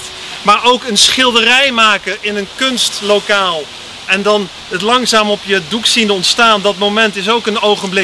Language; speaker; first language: Dutch; native; Dutch